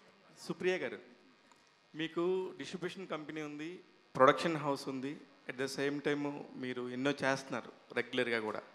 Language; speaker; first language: Telugu; native; Telugu